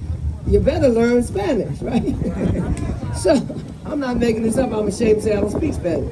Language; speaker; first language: English; native; English